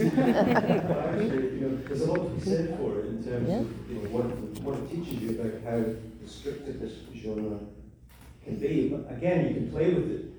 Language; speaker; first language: English; native; English